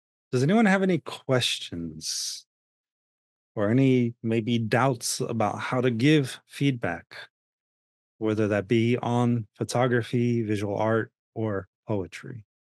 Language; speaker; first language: English; early bilingual, other home language; Spanish